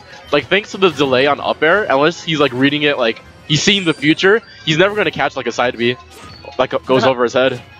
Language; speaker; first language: English; native; English